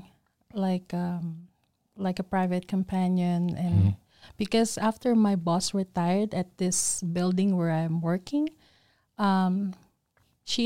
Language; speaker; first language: English; non-native, local second language; Filipino